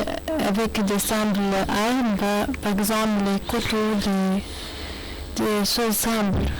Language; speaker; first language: French; non-native, learner; Arabic